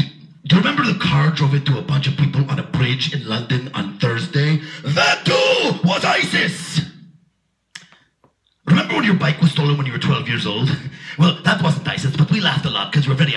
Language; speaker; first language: English; native; English